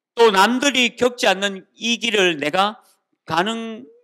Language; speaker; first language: Korean; native; Korean